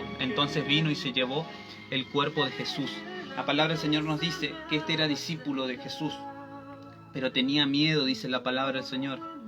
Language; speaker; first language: Spanish; native; Spanish